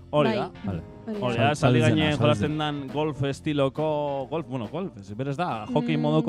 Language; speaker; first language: Basque; native; Basque